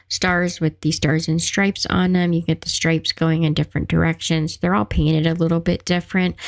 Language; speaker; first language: English; native; English